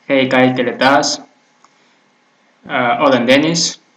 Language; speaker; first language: Finnish; non-native, fluent; Russian